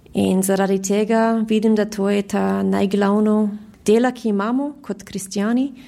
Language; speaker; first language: Slovenian; early bilingual, heritage; Slovenian